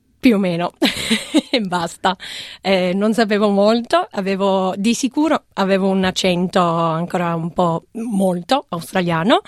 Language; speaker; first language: Italian; non-native, fluent; English